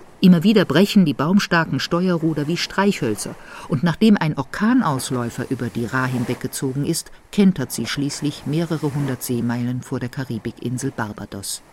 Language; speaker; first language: German; native; German